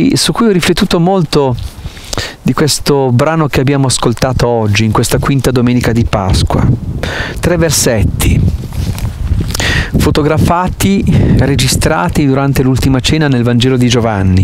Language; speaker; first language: Italian; native; Italian